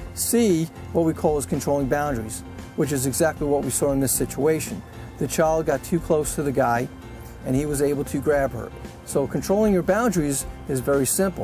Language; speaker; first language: English; native; English